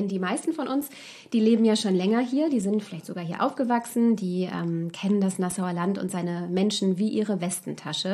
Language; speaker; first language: German; native; German